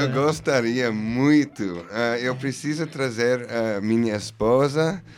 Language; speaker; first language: Portuguese; non-native, learner; English